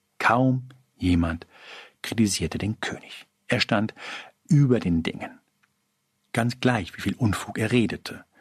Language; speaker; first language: German; early bilingual, other home language; Spanish